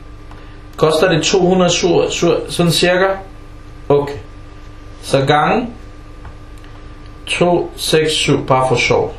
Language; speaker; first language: Danish; early bilingual, other home language; Arabic